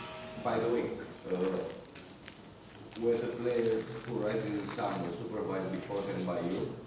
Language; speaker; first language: English; non-native, fluent; Romanian